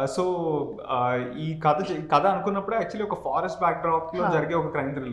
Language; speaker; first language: Telugu; native; Telugu